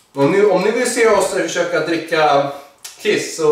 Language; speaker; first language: Swedish; native; Swedish